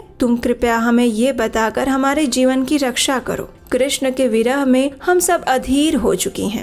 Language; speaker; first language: Hindi; native; Hindi